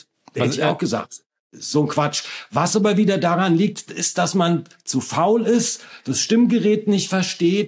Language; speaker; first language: German; native; German